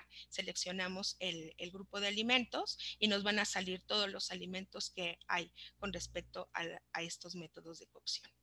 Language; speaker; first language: Spanish; native; Spanish